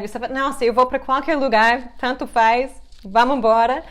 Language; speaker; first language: Portuguese; non-native, fluent; English